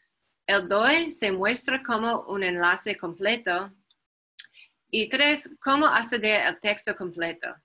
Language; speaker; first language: Spanish; non-native, fluent; English